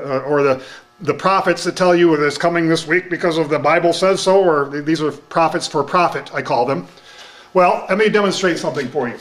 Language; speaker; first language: English; native; English